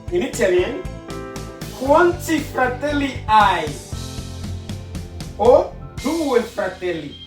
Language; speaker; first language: Italian; non-native, learner; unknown